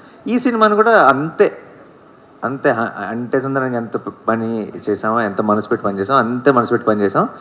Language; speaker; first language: Telugu; native; Telugu